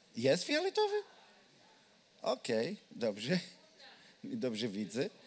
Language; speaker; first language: Polish; non-native, learner; Hebrew